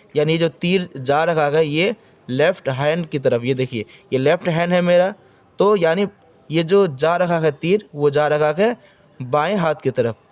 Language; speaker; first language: Hindi; native; Hindi